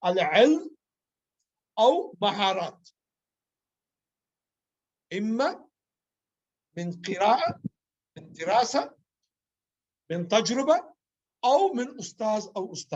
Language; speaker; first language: Arabic; non-native, learner; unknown